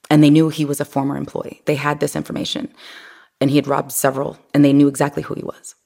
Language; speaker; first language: English; native; English